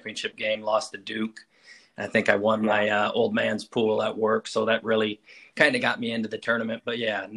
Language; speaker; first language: English; native; English